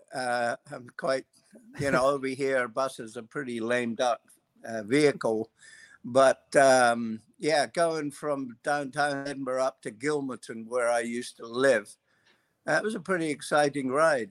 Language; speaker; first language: English; native; English